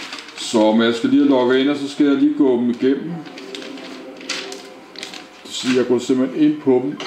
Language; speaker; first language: Danish; native; Danish